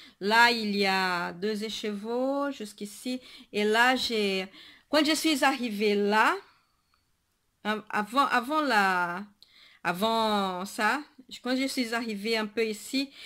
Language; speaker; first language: French; non-native, fluent; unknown